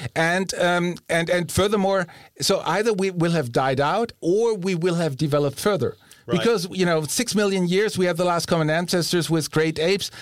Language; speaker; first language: English; non-native, fluent; German